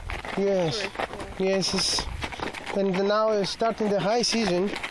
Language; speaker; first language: English; non-native, learner; Greek